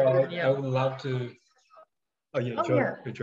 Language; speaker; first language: English; non-native, fluent; Chinese